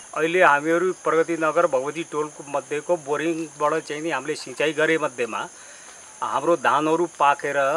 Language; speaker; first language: Nepali; native; Nepali